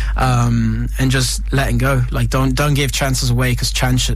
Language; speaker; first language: English; non-native, fluent; Italian